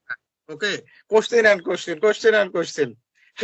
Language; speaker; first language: English; non-native, learner; Bangla